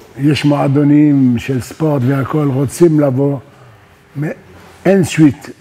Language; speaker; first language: Hebrew; non-native, learner; French